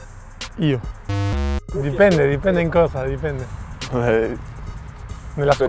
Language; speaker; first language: Italian; non-native, fluent; Spanish